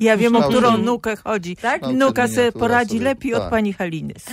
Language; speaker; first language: Polish; native; Polish